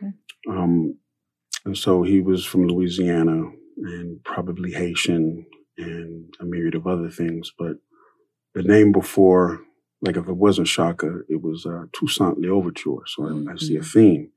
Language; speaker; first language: English; native; English